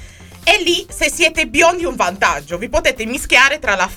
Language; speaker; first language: Italian; native; Italian